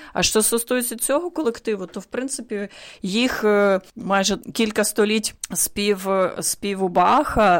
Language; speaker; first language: Ukrainian; native; Ukrainian